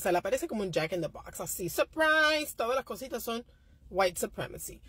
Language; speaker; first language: Spanish; native; Spanish